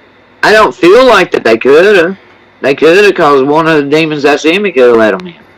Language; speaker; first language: English; native; English